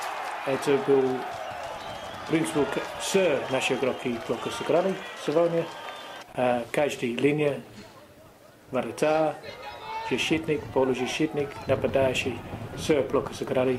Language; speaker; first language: Russian; non-native, learner; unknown